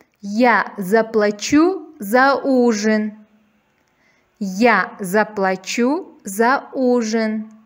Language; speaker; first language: Russian; non-native, local second language; Uzbek